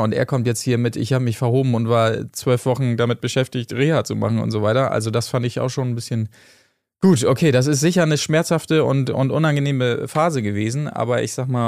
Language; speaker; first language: German; native; German